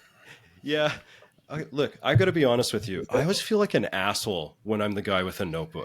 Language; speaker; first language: English; native; English